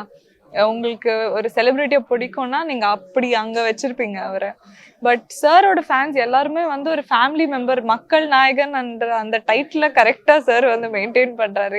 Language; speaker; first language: Tamil; native; Tamil